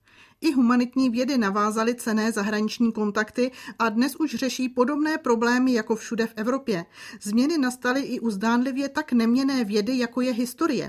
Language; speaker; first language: Czech; native; Czech